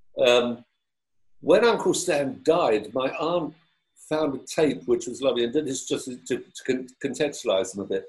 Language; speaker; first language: English; native; English